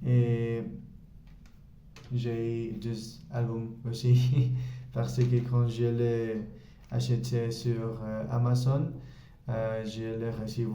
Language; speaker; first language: French; non-native, learner; Spanish